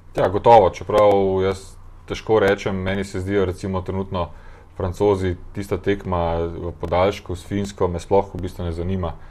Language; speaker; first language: Slovenian; native; Slovenian